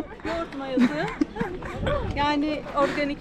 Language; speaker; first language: Turkish; native; Turkish